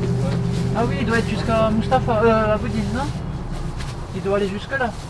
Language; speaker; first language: French; non-native, learner; Pashto